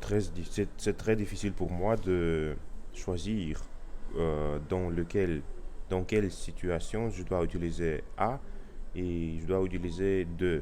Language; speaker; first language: French; non-native, learner; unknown